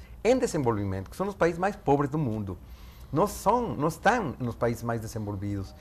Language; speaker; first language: Portuguese; non-native, fluent; Spanish